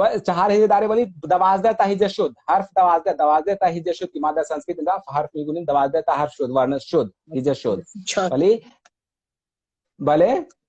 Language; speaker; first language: Persian; non-native, fluent; Hindi